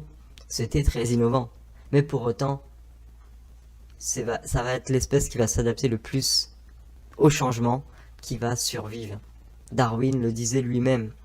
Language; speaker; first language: French; native; French